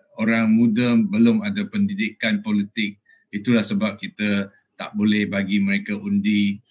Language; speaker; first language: Malay; non-native, local second language; Chinese